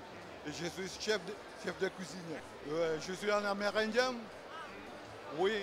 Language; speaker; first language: French; non-native, learner; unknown